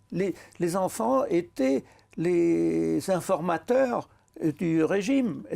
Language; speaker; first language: French; non-native, fluent; German